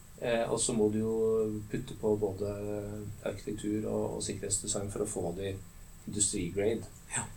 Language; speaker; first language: Norwegian; native; Norwegian